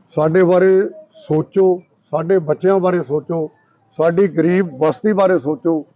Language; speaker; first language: Punjabi; native; Punjabi